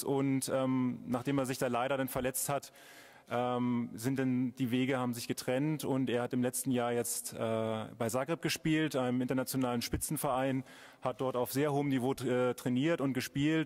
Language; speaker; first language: German; native; German